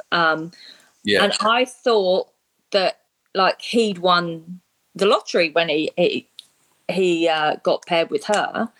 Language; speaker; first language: English; native; English